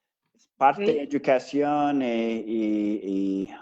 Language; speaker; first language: Spanish; non-native, fluent; English